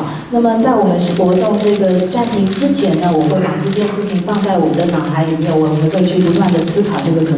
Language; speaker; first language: Chinese; native; Chinese